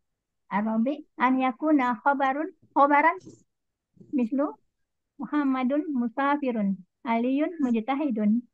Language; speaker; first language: Arabic; non-native, learner; Indonesian